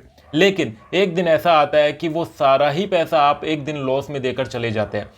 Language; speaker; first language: Hindi; native; Hindi